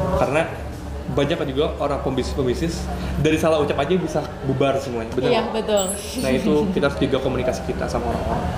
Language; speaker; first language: Indonesian; native; Indonesian